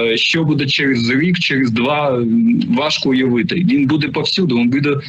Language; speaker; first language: Ukrainian; non-native, local second language; Russian